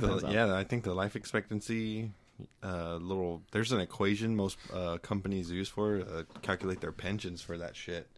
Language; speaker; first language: English; native; English